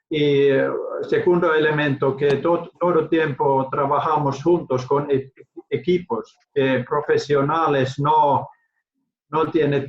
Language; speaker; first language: Spanish; non-native, learner; Finnish